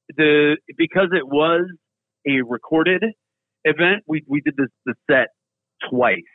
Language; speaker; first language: English; native; English